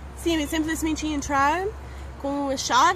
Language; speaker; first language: Portuguese; non-native, fluent; English